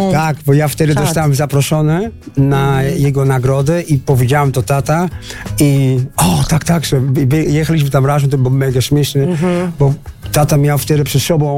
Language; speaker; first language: Polish; early bilingual, heritage; Dutch